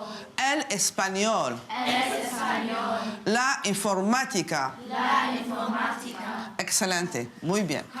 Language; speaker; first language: Spanish; non-native, fluent; French